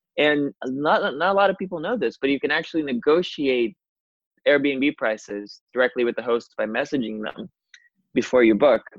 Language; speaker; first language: English; non-native, fluent; Portuguese